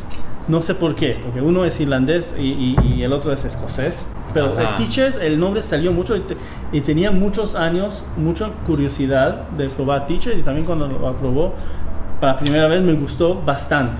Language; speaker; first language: Spanish; non-native, fluent; English